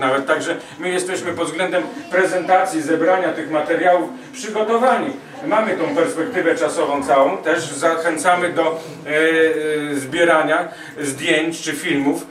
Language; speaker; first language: Polish; native; Polish